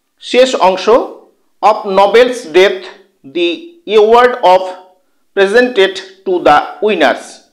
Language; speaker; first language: English; non-native, local second language; Bangla